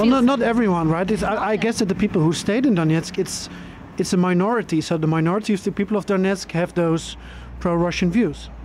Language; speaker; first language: English; non-native, fluent; Dutch